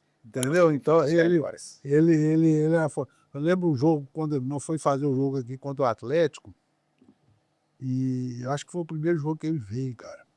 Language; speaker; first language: Portuguese; native; Portuguese